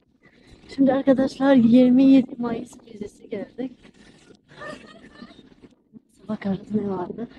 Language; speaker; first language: Turkish; non-native, learner; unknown